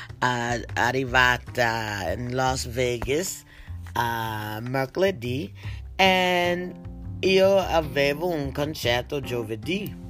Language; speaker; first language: Italian; non-native, learner; English